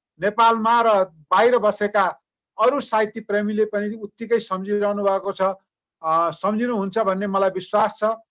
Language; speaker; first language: Nepali; native; Nepali